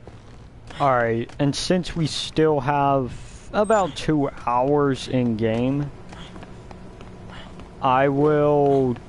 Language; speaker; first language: English; native; English